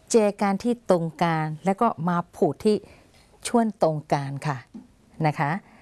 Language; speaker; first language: Thai; non-native, fluent; Burmese